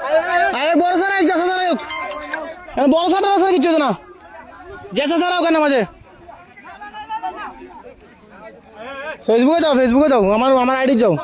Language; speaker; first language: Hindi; non-native, learner; Bangla